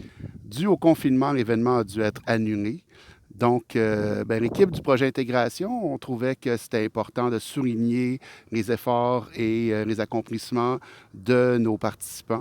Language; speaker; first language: French; native; French